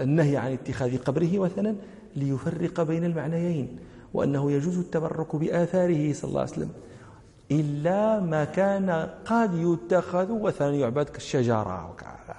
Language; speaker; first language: Arabic; native; Arabic